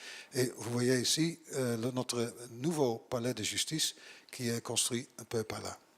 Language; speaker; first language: French; non-native, learner; Dutch